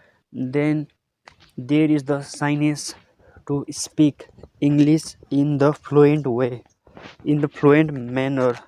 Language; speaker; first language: English; non-native, local second language; Nepali